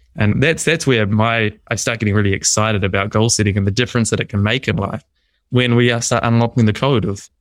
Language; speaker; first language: English; native; English